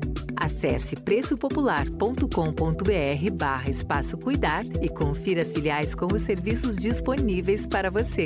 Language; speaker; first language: Portuguese; native; Portuguese